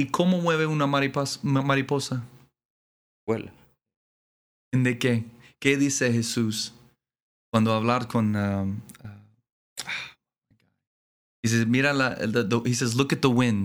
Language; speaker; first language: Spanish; non-native, learner; English